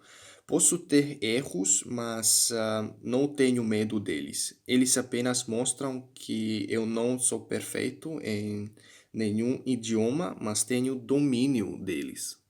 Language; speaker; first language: Portuguese; non-native, fluent; Hungarian